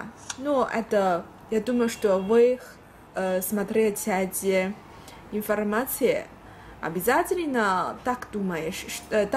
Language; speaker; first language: Russian; non-native, learner; Chinese